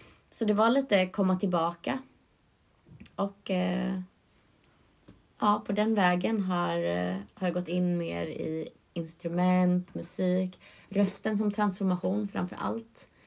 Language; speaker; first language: Swedish; native; Swedish